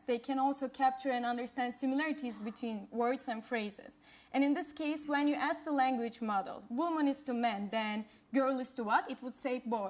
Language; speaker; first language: English; non-native, fluent; Turkish